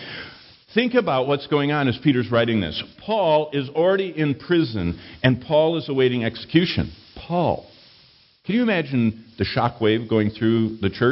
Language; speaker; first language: English; native; English